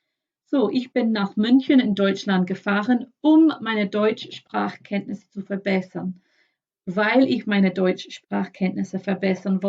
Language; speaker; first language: German; non-native, fluent; English